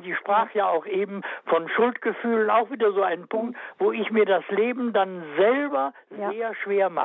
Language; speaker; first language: German; native; German